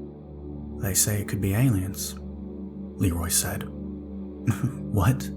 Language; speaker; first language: English; native; English